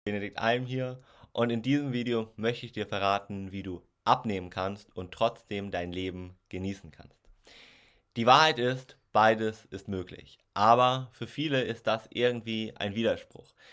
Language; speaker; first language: German; native; German